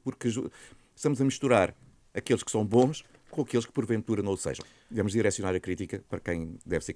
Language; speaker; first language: Portuguese; native; Portuguese